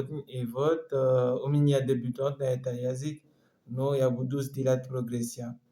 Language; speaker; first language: Russian; non-native, learner; French